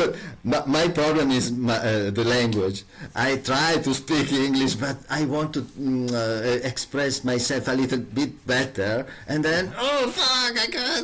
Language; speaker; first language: English; non-native, learner; Italian